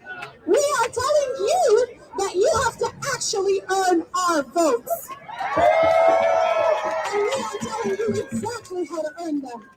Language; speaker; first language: English; native; English